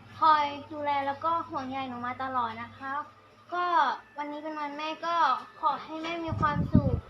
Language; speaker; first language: Thai; native; Thai